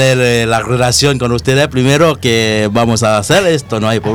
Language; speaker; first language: Spanish; non-native, learner; Haitian Creole